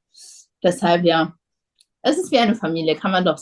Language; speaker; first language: German; early bilingual, other home language; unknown